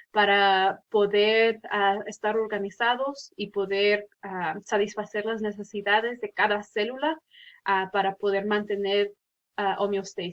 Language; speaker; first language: Spanish; early bilingual, heritage; Spanish